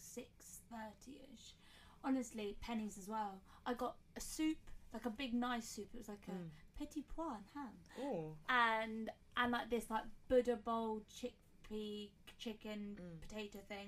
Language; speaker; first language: English; native; English